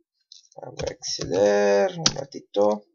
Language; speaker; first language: Spanish; non-native, fluent; Portuguese